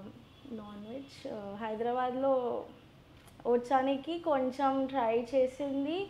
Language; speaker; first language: Telugu; non-native, learner; Gujarati